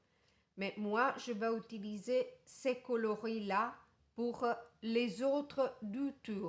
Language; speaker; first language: French; non-native, fluent; Italian